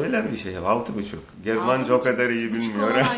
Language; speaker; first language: Turkish; non-native, learner; Azerbaijani